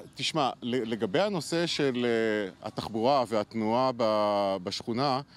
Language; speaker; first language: Hebrew; native; Hebrew